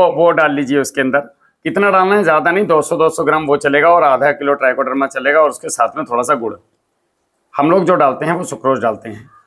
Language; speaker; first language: Hindi; native; Hindi